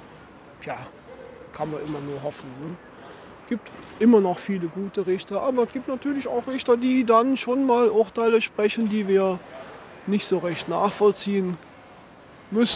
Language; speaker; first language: German; native; German